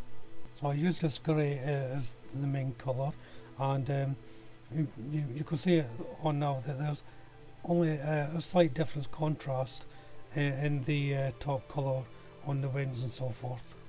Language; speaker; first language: English; native; English